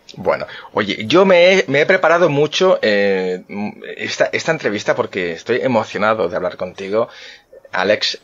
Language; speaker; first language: Spanish; native; Spanish